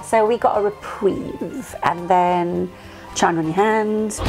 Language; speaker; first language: English; native; English